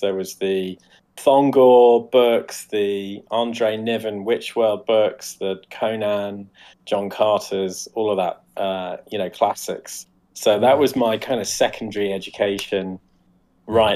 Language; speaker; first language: English; native; English